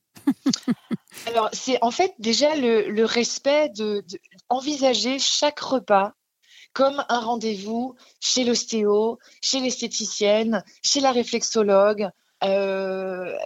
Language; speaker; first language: French; native; French